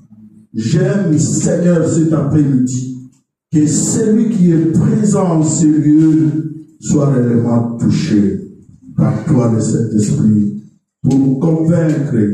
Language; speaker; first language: French; non-native, local second language; Lingala